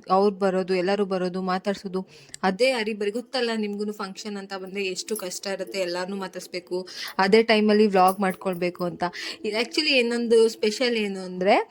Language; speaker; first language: Kannada; native; Kannada